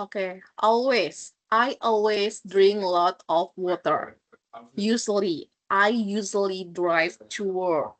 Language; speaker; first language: English; non-native, learner; Indonesian